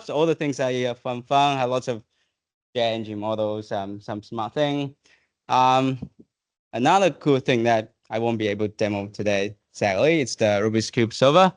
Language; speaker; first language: English; non-native, fluent; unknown